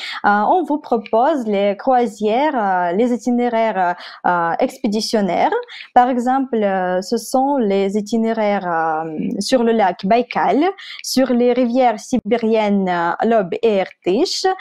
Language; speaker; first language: French; non-native, fluent; Russian